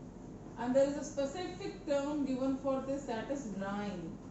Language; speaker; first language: English; non-native, local second language; Hindi